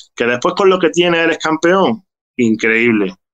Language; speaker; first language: Spanish; native; Spanish